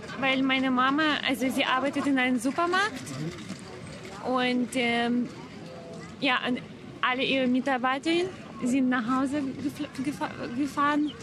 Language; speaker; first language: German; non-native, fluent; Ukrainian